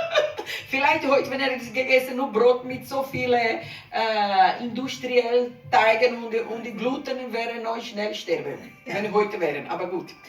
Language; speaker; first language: German; non-native, learner; Portuguese